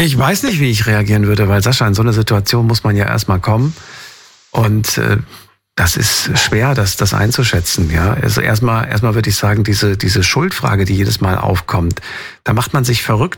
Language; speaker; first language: German; native; German